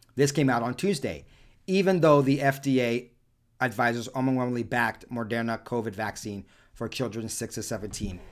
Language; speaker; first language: English; early bilingual, other home language; Spanish